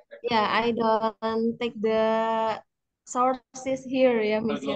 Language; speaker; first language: English; non-native, learner; Indonesian